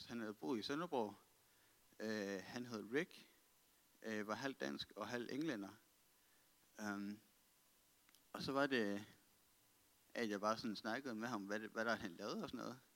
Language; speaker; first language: Danish; native; Danish